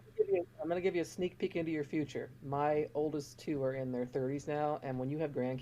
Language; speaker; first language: English; native; English